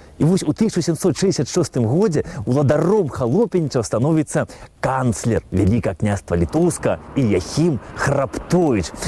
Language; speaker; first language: Belarusian; native; Belarusian